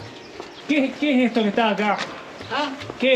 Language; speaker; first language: Spanish; native; Spanish